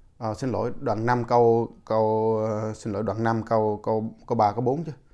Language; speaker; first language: Vietnamese; non-native, local second language; Jarai